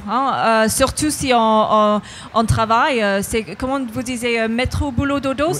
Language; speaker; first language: French; non-native, fluent; English